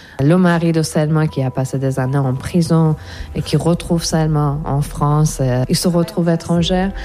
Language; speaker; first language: French; non-native, fluent; Persian